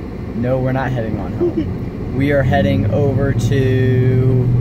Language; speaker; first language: English; native; English